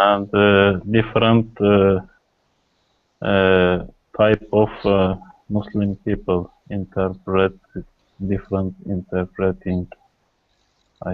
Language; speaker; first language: English; non-native, learner; Kurdish